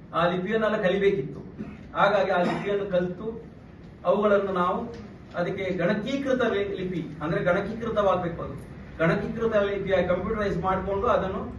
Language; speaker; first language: Kannada; non-native, local second language; Tulu